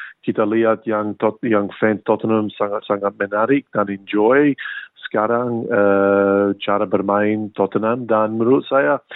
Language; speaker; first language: Indonesian; early bilingual, heritage; English